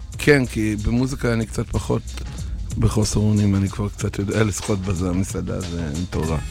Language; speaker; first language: Hebrew; non-native, fluent; Russian